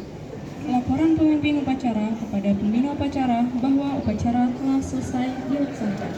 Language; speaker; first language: Indonesian; native; Indonesian